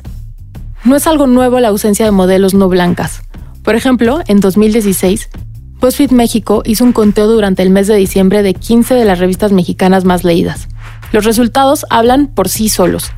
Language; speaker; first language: Spanish; native; Spanish